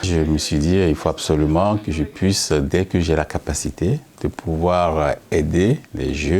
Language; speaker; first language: French; native; French